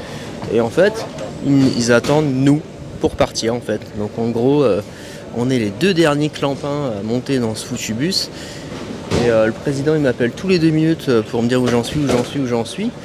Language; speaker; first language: French; native; French